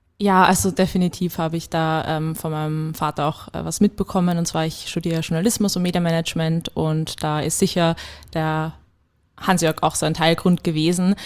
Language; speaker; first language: German; native; German